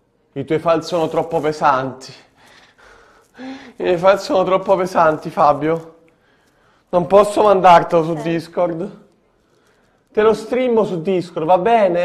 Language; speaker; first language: Italian; native; Italian